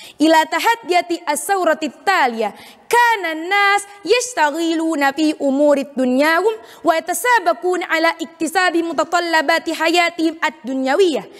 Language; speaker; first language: Arabic; non-native, fluent; Indonesian